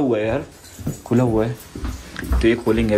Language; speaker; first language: Chinese; non-native, learner; Hindi